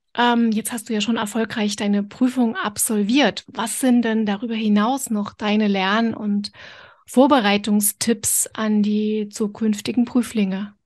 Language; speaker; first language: German; native; German